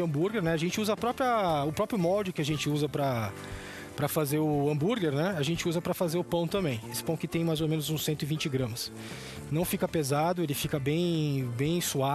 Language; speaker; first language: Portuguese; native; Portuguese